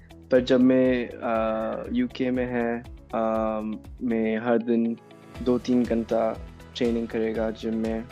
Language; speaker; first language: Hindi; non-native, local second language; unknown